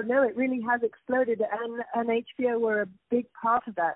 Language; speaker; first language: English; native; English